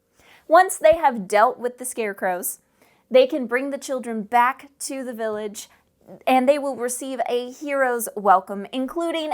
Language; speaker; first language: English; native; English